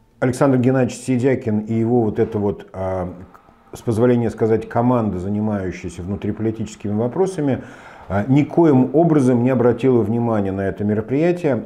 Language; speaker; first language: Russian; native; Russian